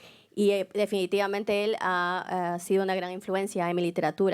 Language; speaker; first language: Spanish; native; Spanish